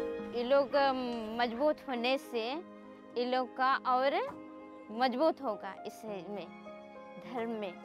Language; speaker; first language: Hindi; non-native, local second language; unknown